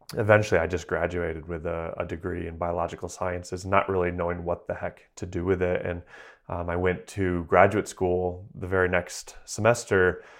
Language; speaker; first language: English; native; English